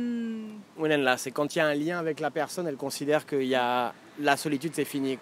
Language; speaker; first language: French; native; French